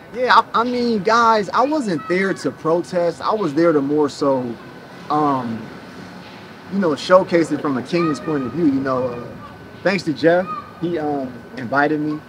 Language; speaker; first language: English; native; English